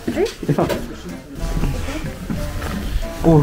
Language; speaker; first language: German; non-native, learner; Korean